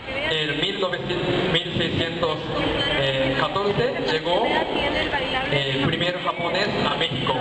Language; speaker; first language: Spanish; non-native, learner; Japanese